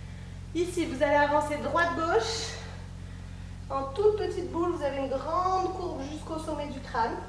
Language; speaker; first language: French; native; French